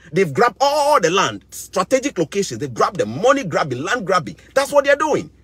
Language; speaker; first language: English; non-native, local second language; Akan